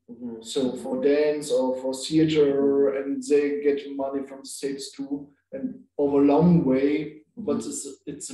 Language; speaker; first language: English; non-native, learner; German